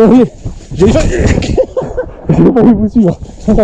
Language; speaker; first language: French; native; French